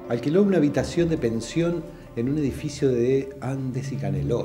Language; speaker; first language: Spanish; native; Spanish